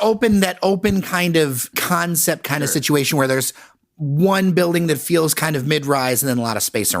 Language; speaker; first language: English; native; English